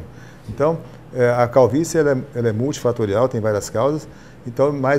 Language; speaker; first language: Portuguese; native; Portuguese